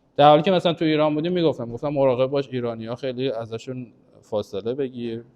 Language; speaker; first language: Persian; native; Persian